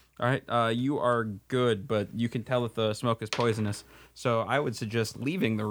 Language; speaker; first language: English; native; English